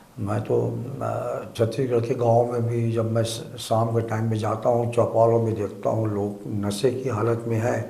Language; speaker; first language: Hindi; native; Hindi